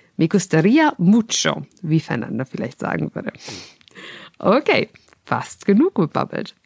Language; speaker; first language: German; native; German